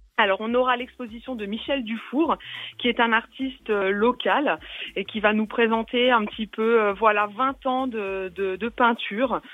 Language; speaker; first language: French; native; French